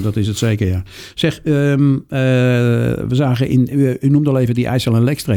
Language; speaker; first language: Dutch; native; Dutch